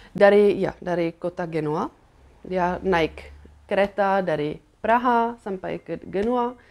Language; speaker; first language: Indonesian; non-native, fluent; Czech